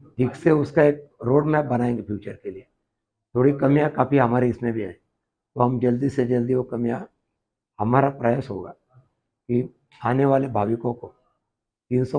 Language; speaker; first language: Hindi; non-native, local second language; Marathi